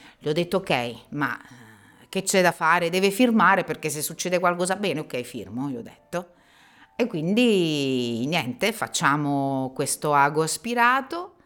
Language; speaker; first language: Italian; native; Italian